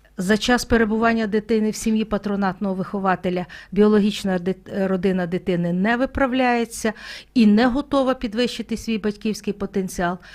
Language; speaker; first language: Ukrainian; native; Ukrainian